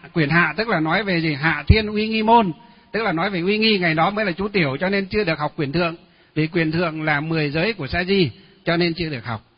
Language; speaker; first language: Vietnamese; non-native, local second language; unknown